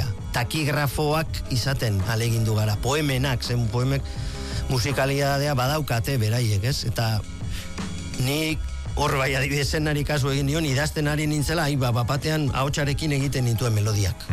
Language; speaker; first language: Basque; native; Basque